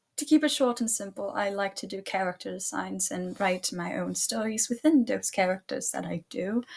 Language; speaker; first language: English; early bilingual, other home language; Spanish